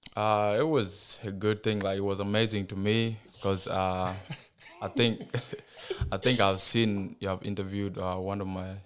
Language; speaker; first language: English; non-native, fluent; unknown